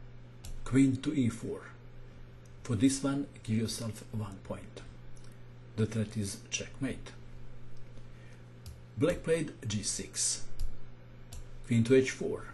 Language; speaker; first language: English; non-native, fluent; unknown